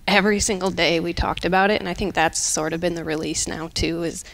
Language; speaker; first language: English; native; English